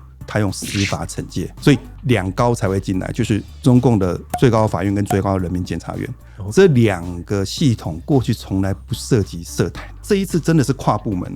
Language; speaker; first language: Chinese; native; Chinese